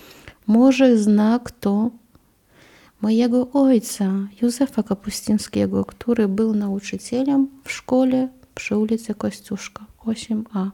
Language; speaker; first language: Polish; non-native, learner; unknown